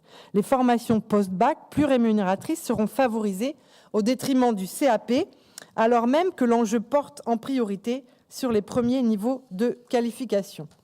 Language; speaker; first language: French; native; French